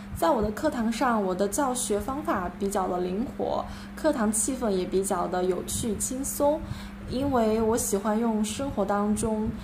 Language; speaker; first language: Chinese; native; Chinese